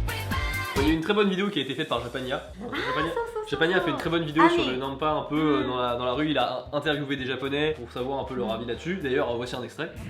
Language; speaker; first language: French; native; French